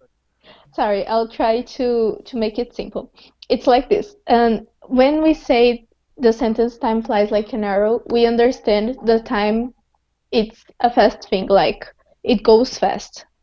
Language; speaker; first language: English; non-native, fluent; Portuguese